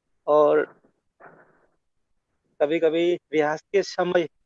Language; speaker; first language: Hindi; non-native, local second language; Manipuri